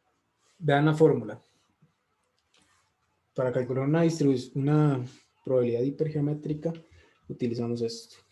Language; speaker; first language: Spanish; native; Spanish